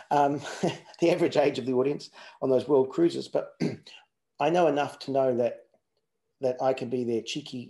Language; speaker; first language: English; native; English